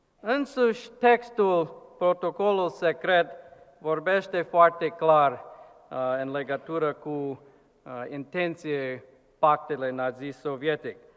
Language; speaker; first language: Romanian; non-native, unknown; English